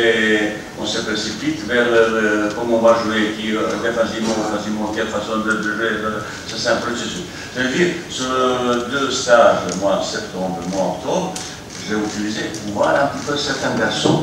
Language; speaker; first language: French; non-native, fluent; Bosnian